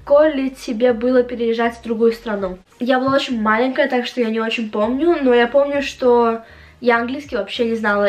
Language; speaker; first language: Russian; early bilingual, heritage; Russian